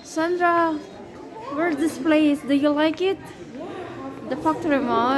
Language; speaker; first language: English; non-native, fluent; Filipino